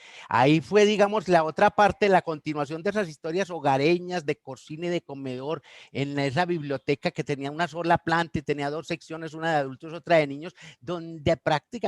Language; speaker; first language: Spanish; native; Spanish